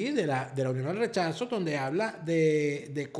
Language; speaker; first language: Spanish; native; Spanish